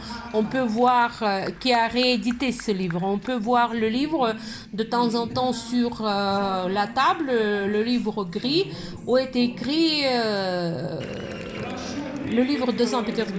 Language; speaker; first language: French; non-native, fluent; Russian